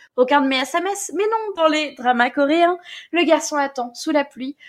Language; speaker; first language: French; native; French